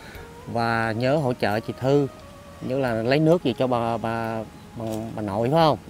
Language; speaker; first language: Vietnamese; native; Vietnamese